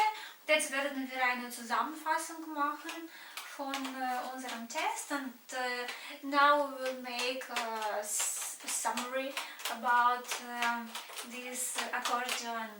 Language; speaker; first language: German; non-native, fluent; Romanian